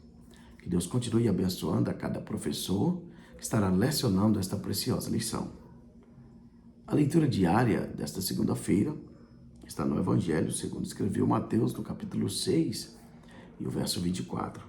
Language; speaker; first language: Portuguese; native; Portuguese